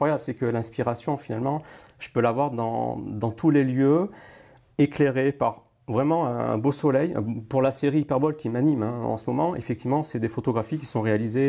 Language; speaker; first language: French; native; French